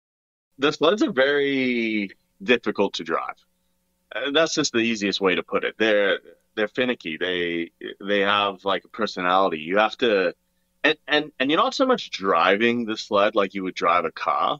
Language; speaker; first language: English; native; English